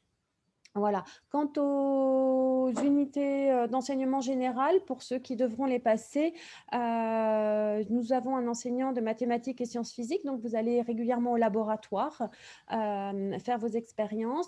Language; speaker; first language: French; native; French